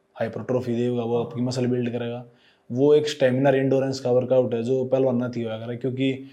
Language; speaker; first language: Hindi; native; Hindi